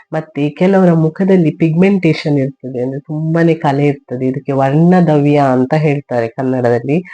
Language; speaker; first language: Kannada; non-native, local second language; Tulu